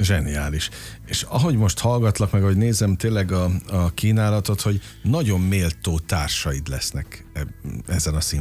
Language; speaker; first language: Hungarian; native; Hungarian